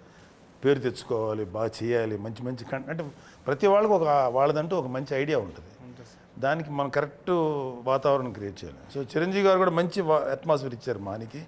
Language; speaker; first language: Telugu; native; Telugu